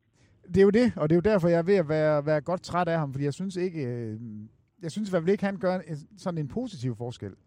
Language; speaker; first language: Danish; native; Danish